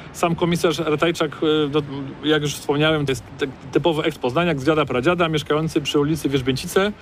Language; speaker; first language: Polish; native; Polish